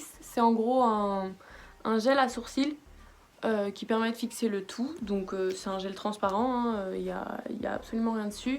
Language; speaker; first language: French; native; French